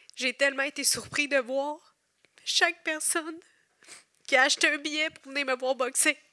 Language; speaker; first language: French; native; French